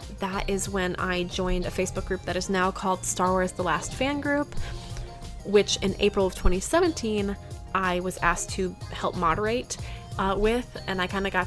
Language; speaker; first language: English; native; English